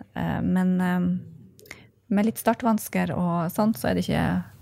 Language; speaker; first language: Norwegian; native; Norwegian